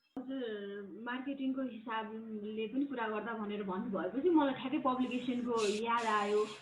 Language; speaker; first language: Nepali; native; Nepali